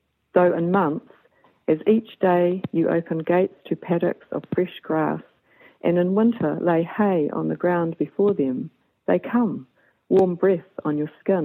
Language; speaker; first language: English; native; English